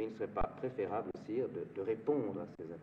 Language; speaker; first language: French; native; French